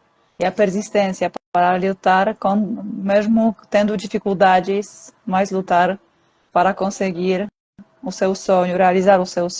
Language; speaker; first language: Portuguese; non-native, fluent; Polish